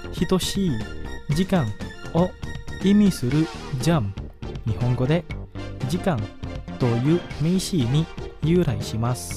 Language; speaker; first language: Japanese; non-native, fluent; Indonesian